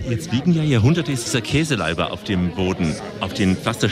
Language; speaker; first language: German; native; German